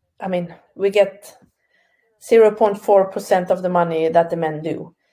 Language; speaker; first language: English; non-native, fluent; Swedish